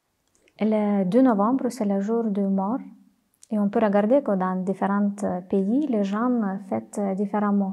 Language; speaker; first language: French; non-native, fluent; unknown